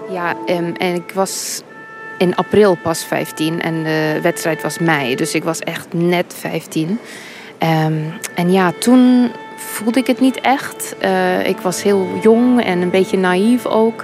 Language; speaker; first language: Dutch; early bilingual, heritage; English